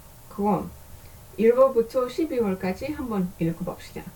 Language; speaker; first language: Korean; non-native, learner; Dutch